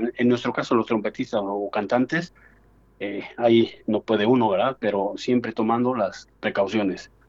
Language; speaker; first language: Spanish; native; Spanish